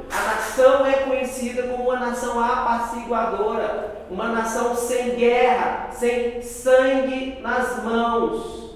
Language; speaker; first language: Portuguese; native; Portuguese